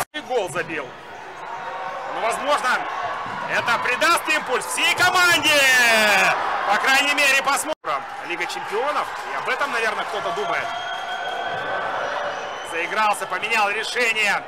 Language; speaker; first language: Russian; native; Russian